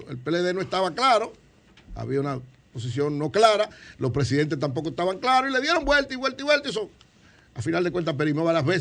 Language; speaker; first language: Spanish; native; Spanish